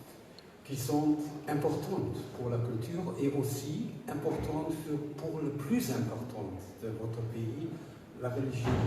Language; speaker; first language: French; non-native, learner; German